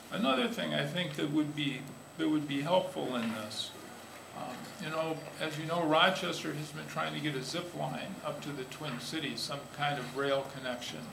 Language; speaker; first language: English; native; English